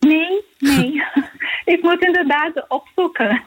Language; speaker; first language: Dutch; non-native, learner; Portuguese